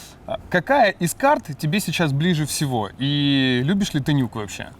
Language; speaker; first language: Russian; native; Russian